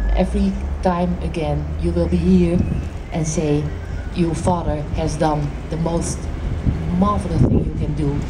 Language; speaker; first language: English; non-native, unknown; Dutch